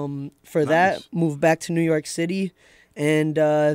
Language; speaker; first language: English; native; English